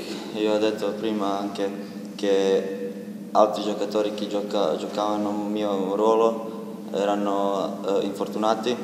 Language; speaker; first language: Italian; non-native, learner; Croatian